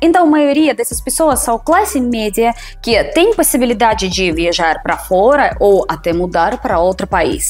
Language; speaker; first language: Portuguese; non-native, fluent; Russian